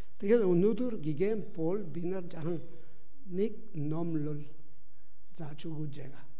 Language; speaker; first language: Mongolian; non-native, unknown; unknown